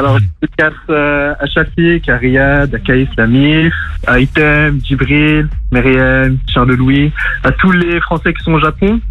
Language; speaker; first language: French; early bilingual, other home language; Arabic